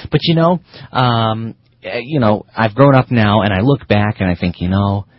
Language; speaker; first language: English; native; English